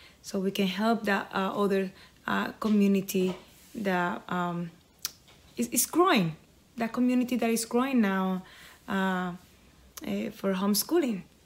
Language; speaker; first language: English; non-native, fluent; Spanish